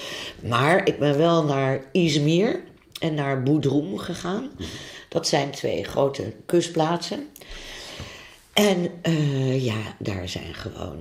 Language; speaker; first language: Dutch; native; Dutch